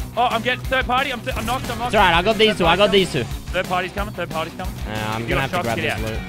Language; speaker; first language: English; native; English